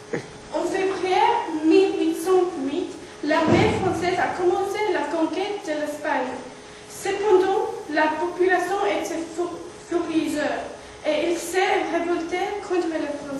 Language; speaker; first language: French; non-native, learner; English